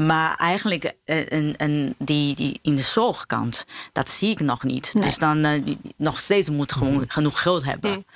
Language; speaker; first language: Dutch; non-native, fluent; Chinese